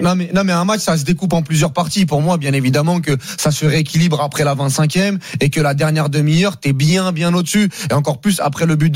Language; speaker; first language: French; native; French